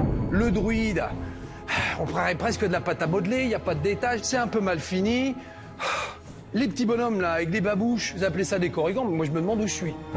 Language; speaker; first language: French; native; French